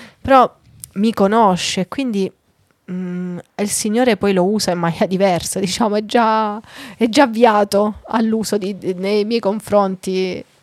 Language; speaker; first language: Italian; native; Italian